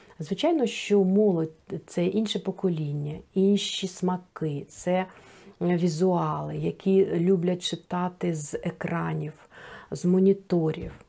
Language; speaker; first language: Ukrainian; non-native, local second language; Russian